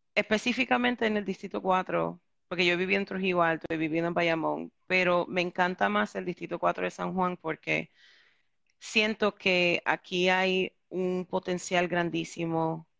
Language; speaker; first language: Spanish; early bilingual, heritage; Spanish